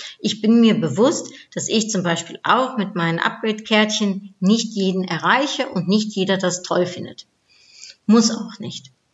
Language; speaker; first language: German; non-native, fluent; Dutch